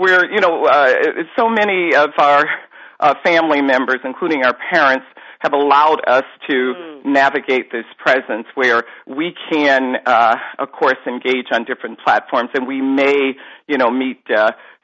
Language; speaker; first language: English; native; English